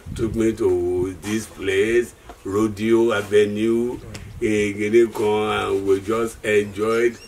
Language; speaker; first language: English; non-native, local second language; Yoruba